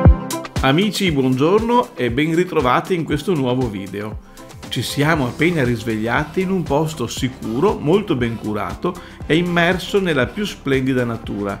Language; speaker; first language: Italian; native; Italian